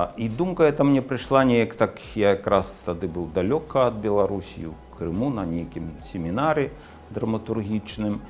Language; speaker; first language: Belarusian; native; Belarusian